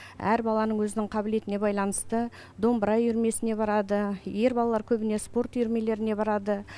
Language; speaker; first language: Kazakh; native; Kazakh